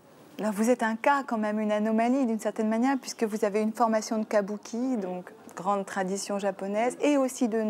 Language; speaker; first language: French; native; French